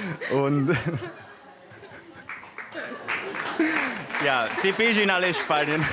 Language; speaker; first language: German; non-native, learner; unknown